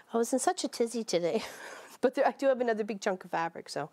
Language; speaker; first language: English; native; English